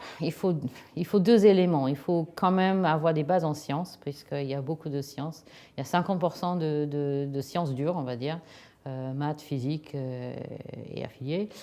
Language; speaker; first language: French; non-native, fluent; English